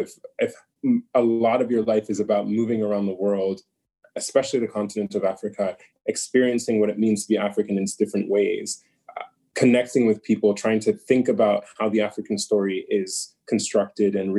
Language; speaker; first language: English; native; English